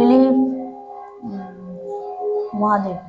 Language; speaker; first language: English; non-native, learner; Hindi